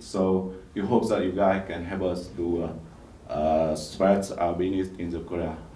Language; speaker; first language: English; non-native, learner; Vietnamese